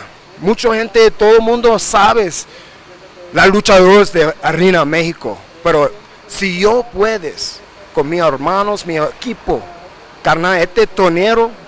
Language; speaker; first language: Spanish; early bilingual, heritage; English